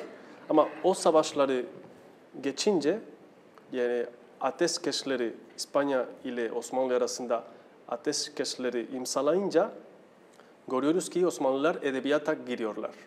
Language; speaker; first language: Turkish; non-native, fluent; Spanish